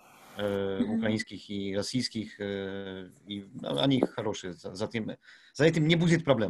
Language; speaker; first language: Russian; non-native, learner; Polish